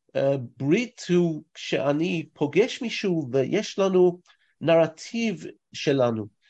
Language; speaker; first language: Hebrew; non-native, fluent; English